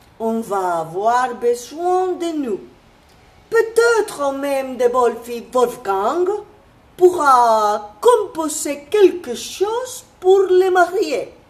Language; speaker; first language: French; non-native, fluent; Spanish